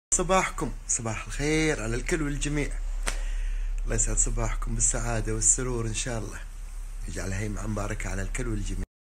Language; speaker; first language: Arabic; native; Arabic